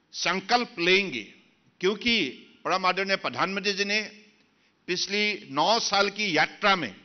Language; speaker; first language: Hindi; non-native, local second language; Assamese